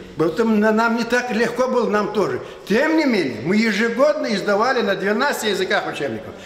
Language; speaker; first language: Russian; non-native, local second language; Lezghian